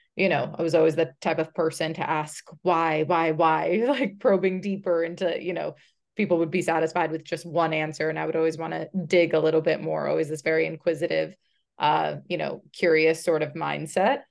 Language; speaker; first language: English; native; English